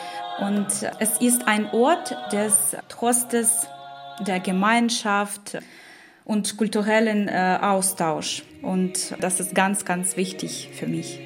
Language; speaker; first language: German; non-native, learner; Ukrainian